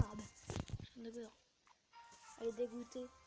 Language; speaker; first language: French; native; French